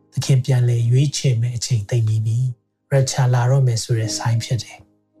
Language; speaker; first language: Burmese; native; Burmese